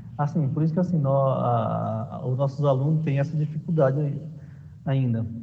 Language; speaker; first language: Portuguese; non-native, local second language; Kayapó